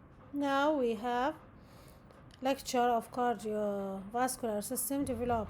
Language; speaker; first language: English; non-native, local second language; Arabic